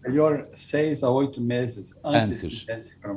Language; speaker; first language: Portuguese; non-native, fluent; English